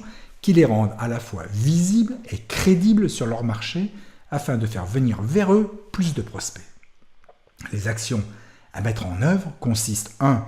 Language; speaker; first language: French; native; French